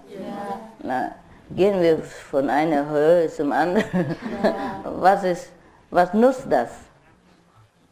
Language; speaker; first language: German; non-native, learner; Vietnamese